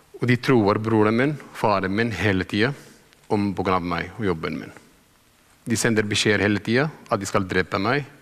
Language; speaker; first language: Norwegian; non-native, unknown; Arabic